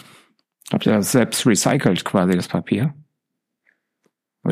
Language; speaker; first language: German; native; German